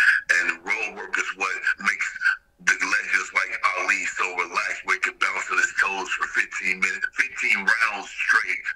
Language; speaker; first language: English; native; English